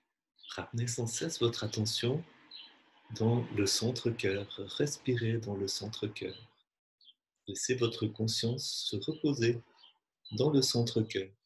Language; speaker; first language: French; native; French